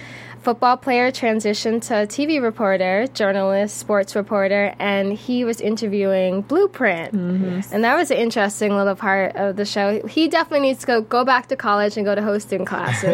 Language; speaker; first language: English; native; English